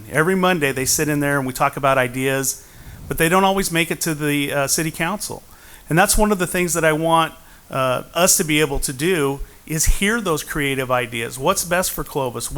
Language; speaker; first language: English; native; English